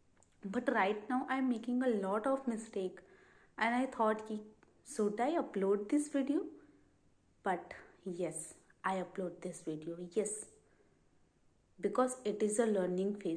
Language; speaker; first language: English; non-native, learner; Hindi